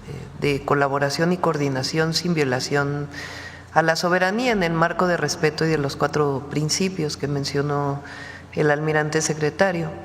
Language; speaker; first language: Spanish; native; Spanish